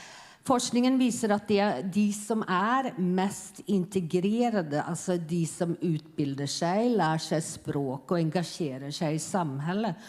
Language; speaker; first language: Swedish; non-native, fluent; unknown